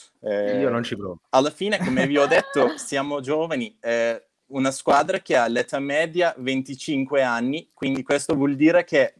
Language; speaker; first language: Italian; non-native, fluent; Turkish